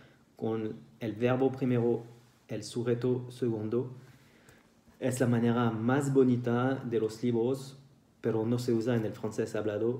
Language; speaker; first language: Spanish; non-native, fluent; French